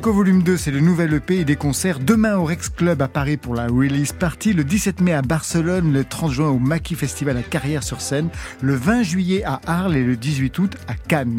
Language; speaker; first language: French; native; French